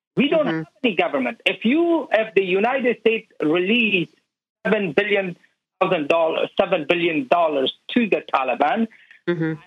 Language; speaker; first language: English; non-native, learner; Persian